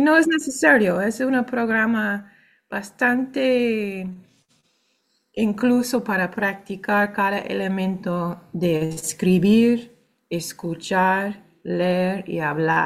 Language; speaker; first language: Spanish; non-native, fluent; English